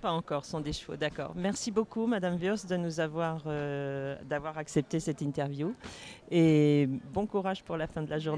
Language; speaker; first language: French; native; French